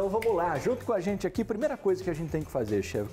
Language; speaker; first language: Portuguese; native; Portuguese